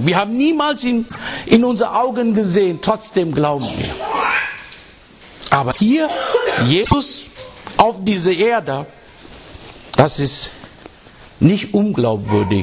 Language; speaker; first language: German; non-native, fluent; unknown